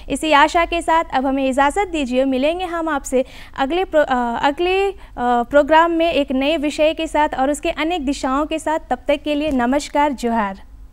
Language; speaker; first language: Hindi; native; Hindi